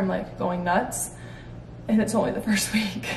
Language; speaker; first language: English; native; English